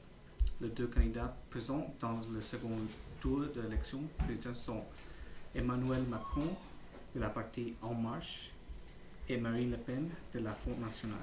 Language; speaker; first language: French; non-native, learner; English